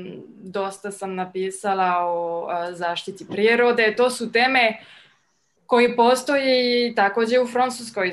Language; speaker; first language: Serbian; non-native, fluent; French